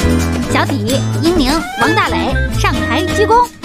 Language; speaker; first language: Chinese; native; Chinese